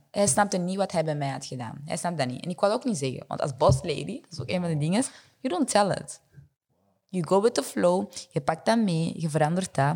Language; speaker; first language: Dutch; early bilingual, other home language; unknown